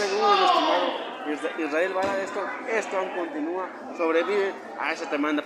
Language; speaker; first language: Spanish; native; Spanish